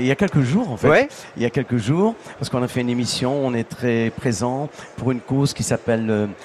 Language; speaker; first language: French; early bilingual, other home language; Italian